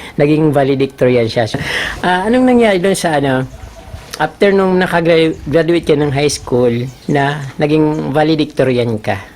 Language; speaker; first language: Filipino; non-native, local second language; Bikol